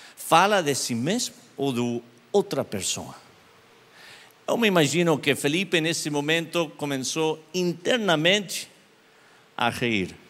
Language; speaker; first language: Portuguese; non-native, learner; English